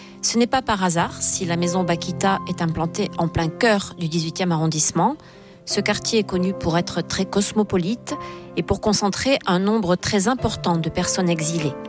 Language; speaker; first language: French; native; French